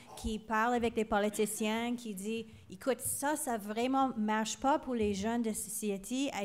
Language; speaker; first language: French; non-native, local second language; English